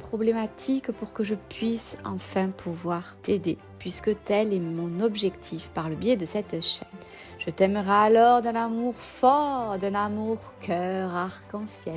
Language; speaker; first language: French; native; French